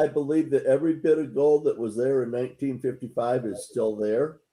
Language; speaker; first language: English; native; English